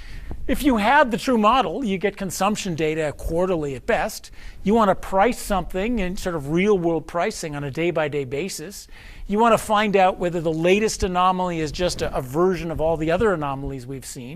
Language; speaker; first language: English; native; English